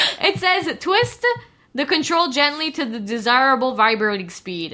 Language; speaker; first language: English; native; English